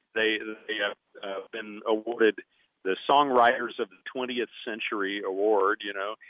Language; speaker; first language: English; native; English